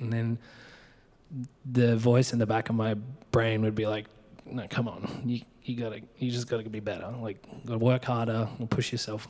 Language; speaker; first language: English; native; English